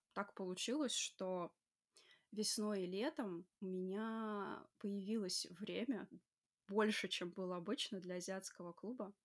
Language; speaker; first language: Russian; native; Russian